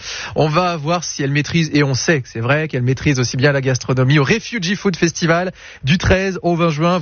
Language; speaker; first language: French; native; French